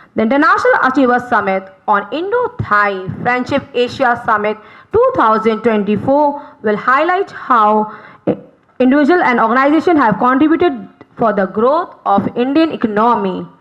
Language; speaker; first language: English; non-native, local second language; Hindi